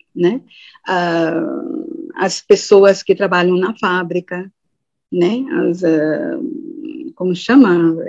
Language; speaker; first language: Portuguese; non-native, fluent; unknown